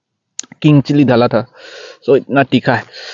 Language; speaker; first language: Hindi; non-native, local second language; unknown